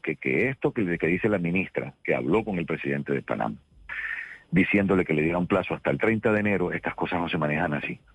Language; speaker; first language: Spanish; native; Spanish